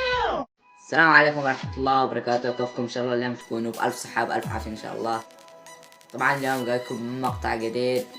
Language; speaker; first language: Arabic; native; Arabic